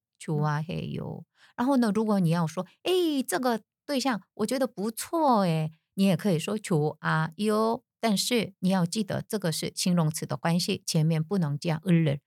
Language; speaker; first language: Chinese; non-native, fluent; Korean